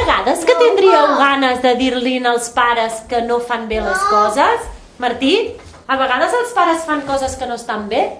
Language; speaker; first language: Catalan; native; Catalan